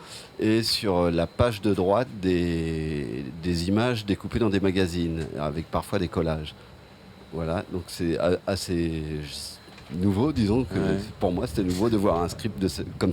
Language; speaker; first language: French; native; French